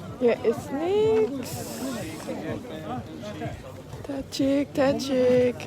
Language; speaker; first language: German; non-native, learner; Thai